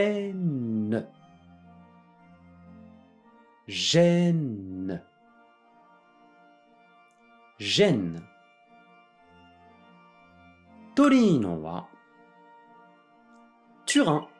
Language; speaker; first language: Japanese; non-native, fluent; French